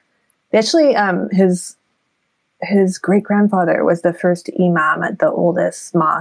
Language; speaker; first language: English; native; English